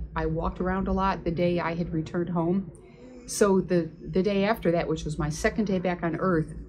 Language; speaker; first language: English; native; English